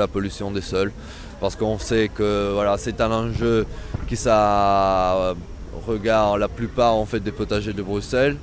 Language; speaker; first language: French; non-native, fluent; Italian